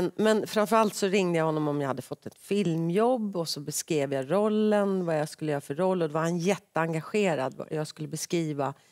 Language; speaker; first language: Swedish; native; Swedish